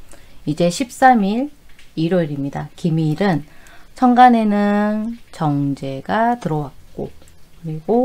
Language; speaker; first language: Korean; native; Korean